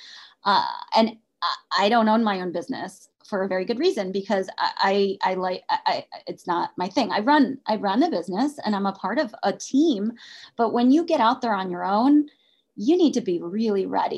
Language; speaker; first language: English; native; English